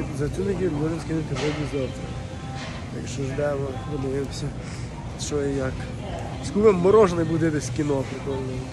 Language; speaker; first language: Ukrainian; non-native, local second language; Russian